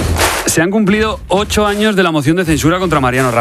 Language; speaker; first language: Spanish; native; Spanish